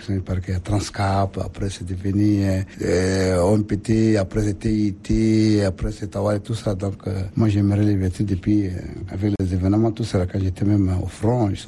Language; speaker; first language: French; non-native, local second language; Arabic